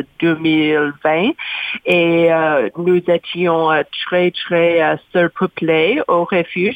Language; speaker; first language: French; non-native, learner; English